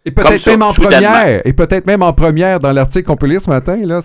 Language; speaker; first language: French; native; French